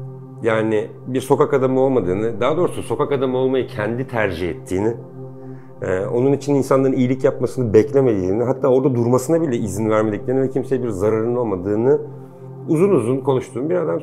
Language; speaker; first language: Turkish; native; Turkish